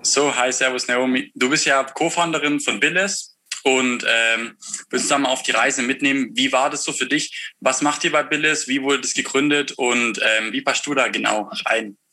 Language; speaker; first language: German; native; German